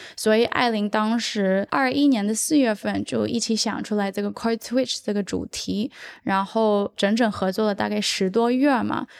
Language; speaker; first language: Chinese; early bilingual, heritage; Chinese